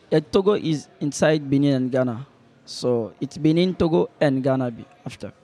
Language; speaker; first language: English; non-native, learner; French